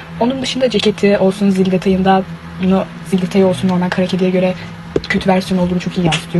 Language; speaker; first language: Turkish; native; Turkish